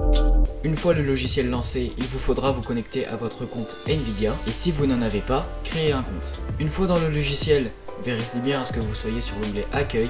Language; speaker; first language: French; native; French